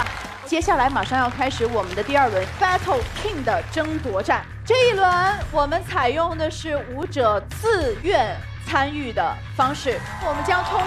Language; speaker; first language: Chinese; native; Chinese